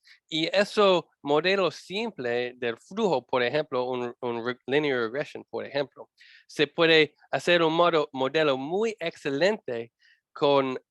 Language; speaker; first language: Spanish; non-native, learner; English